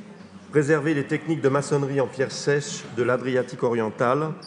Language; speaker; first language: French; native; French